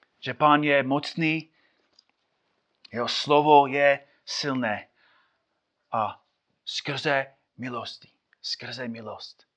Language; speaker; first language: Czech; non-native, fluent; English